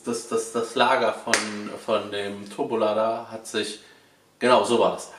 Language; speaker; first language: German; native; German